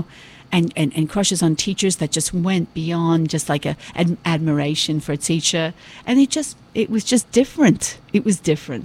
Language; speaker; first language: English; native; English